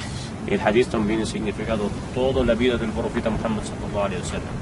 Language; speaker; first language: Spanish; non-native, learner; Arabic